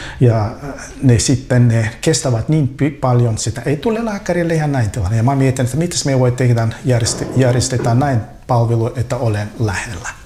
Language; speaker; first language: Finnish; non-native, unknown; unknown